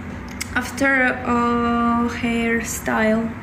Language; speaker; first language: English; non-native, learner; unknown